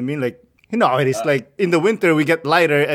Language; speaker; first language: English; non-native, local second language; Filipino